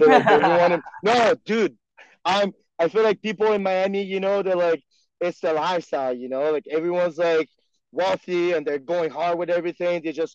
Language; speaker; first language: English; non-native, fluent; French